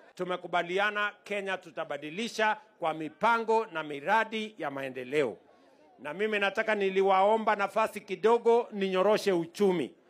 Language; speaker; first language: Swahili; non-native, local second language; Kalenjin